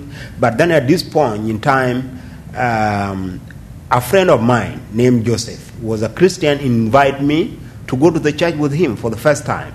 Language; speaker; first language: English; non-native, fluent; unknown